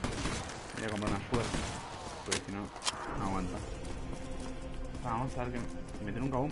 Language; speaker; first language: Spanish; native; Spanish